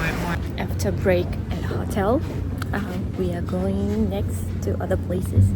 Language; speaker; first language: English; non-native, learner; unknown